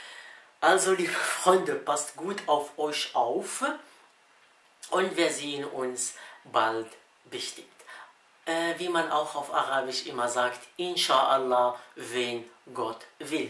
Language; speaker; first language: German; non-native, fluent; Arabic